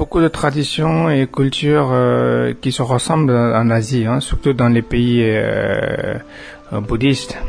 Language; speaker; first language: French; non-native, fluent; Tibetan